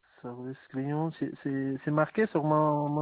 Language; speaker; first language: French; non-native, learner; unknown